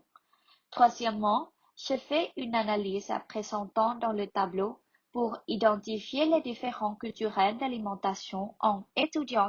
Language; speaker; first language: French; non-native, learner; Thai